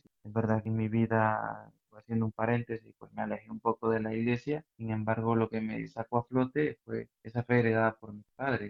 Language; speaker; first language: Spanish; native; Spanish